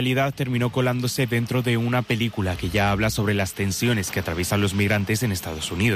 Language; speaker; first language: Spanish; native; Spanish